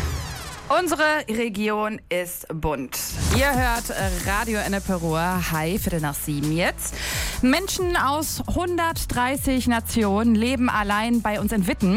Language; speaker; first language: German; native; German